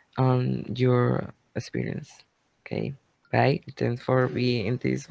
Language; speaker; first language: English; non-native, learner; Spanish